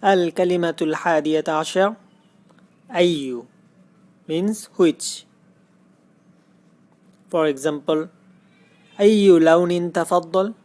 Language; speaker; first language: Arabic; non-native, fluent; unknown